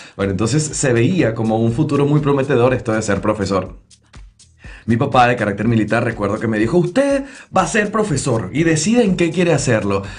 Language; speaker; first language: Spanish; native; Spanish